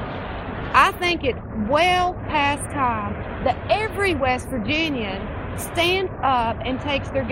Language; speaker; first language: English; native; English